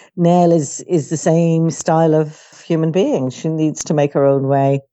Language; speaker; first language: English; native; English